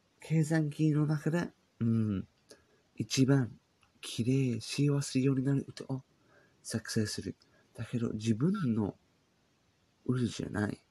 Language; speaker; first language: Japanese; non-native, learner; English